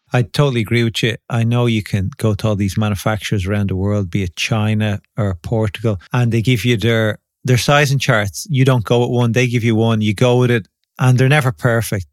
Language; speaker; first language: English; native; English